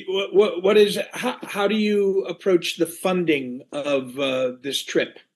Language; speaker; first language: English; native; English